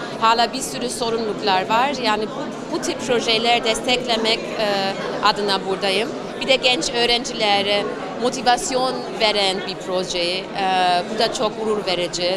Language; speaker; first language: Turkish; early bilingual, heritage; Turkish